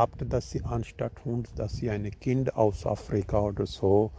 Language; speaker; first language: German; non-native, learner; Urdu